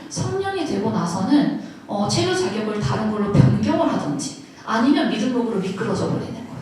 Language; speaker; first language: Korean; early bilingual, other home language; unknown